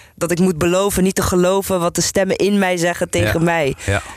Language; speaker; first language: Dutch; native; Dutch